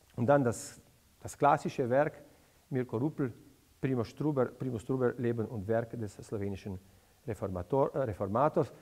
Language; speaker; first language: German; non-native, fluent; Slovenian